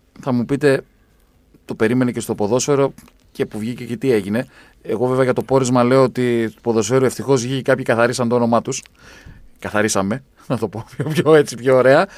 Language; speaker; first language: Greek; native; Greek